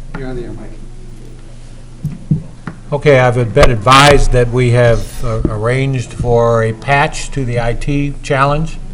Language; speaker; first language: English; native; English